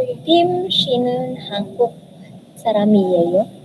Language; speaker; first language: Korean; non-native, learner; Filipino